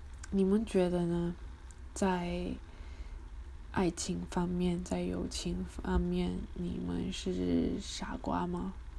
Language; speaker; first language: Chinese; early bilingual, other home language; English